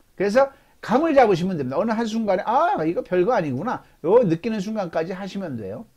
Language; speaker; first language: Korean; native; Korean